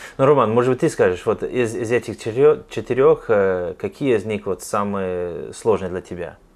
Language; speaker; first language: Russian; non-native, fluent; English